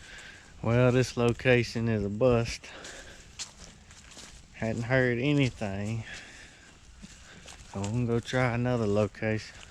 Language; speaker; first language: English; native; English